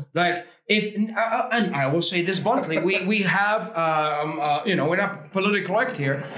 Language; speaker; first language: English; early bilingual, other home language; Arabic